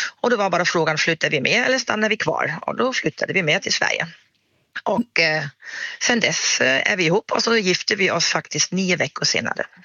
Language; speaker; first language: Swedish; non-native, fluent; German